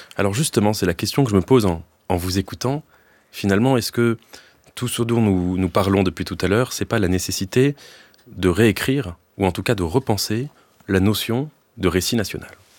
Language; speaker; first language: French; native; French